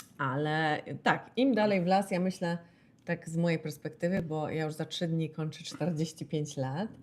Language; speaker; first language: Polish; native; Polish